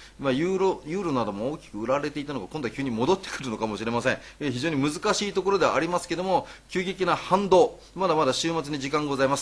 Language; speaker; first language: Japanese; native; Japanese